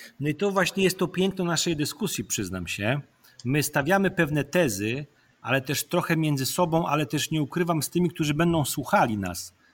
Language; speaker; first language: Polish; native; Polish